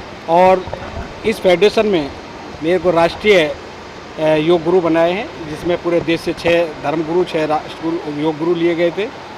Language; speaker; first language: Hindi; native; Hindi